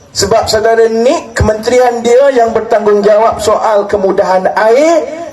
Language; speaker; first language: Malay; native; Malay